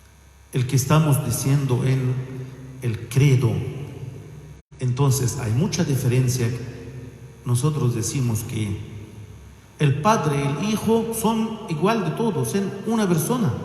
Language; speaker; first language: Spanish; non-native, fluent; Arabic